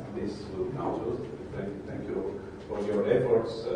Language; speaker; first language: English; non-native, fluent; Armenian